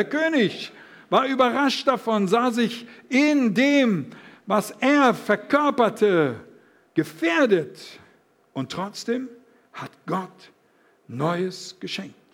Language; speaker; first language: German; native; German